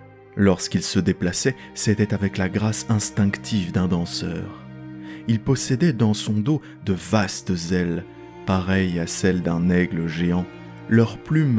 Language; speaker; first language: French; native; French